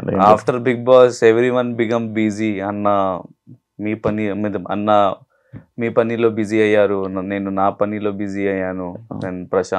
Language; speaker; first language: Telugu; non-native, learner; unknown